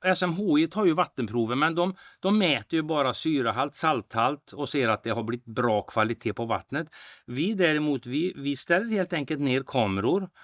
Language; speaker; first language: Swedish; native; Swedish